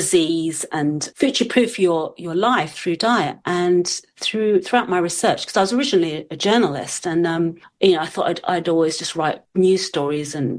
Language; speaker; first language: English; native; English